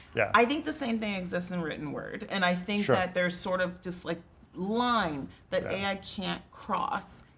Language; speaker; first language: English; native; English